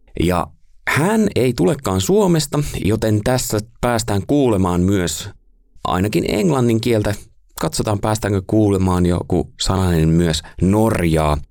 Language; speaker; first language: Finnish; native; Finnish